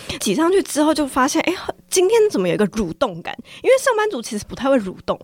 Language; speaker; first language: Chinese; native; Chinese